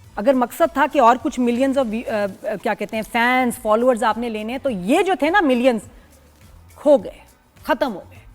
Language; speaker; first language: Urdu; native; Urdu